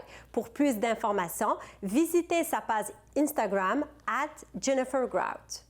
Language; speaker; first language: French; non-native, local second language; Arabic